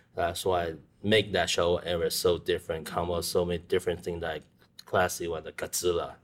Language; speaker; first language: English; non-native, learner; Chinese